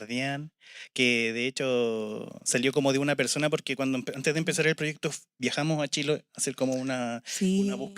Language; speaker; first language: Spanish; native; Spanish